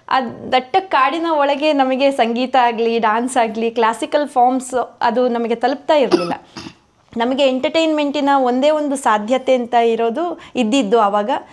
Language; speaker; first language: Kannada; native; Kannada